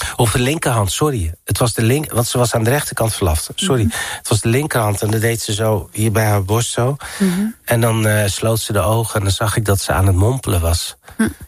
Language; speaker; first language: Dutch; early bilingual, other home language; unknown